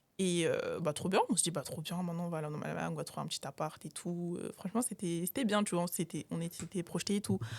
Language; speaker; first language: French; native; French